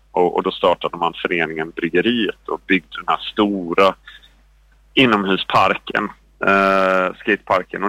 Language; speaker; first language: Swedish; native; Swedish